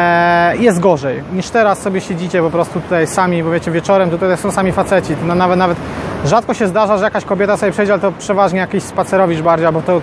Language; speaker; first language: Polish; native; Polish